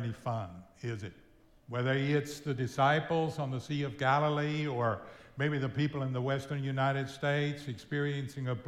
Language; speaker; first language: English; non-native, fluent; German